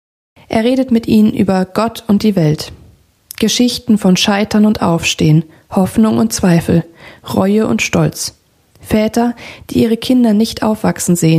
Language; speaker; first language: German; native; German